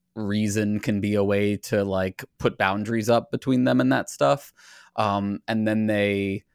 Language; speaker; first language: English; native; English